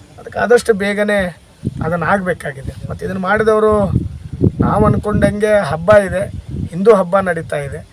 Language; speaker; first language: Kannada; native; Kannada